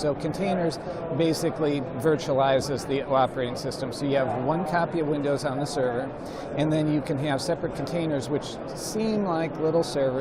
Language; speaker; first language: English; native; English